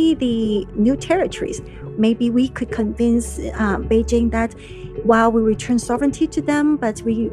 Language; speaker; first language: English; non-native, local second language; Cantonese